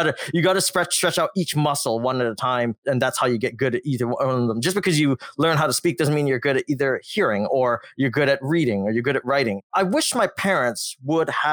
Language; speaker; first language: English; native; English